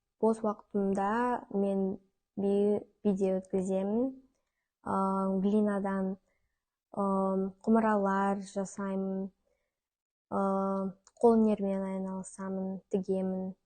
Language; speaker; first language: Kazakh; non-native, local second language; Russian